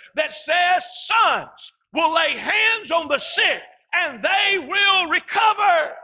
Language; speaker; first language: English; native; English